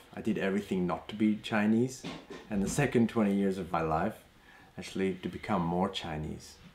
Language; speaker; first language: English; native; English